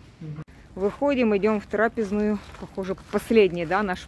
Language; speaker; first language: Russian; native; Russian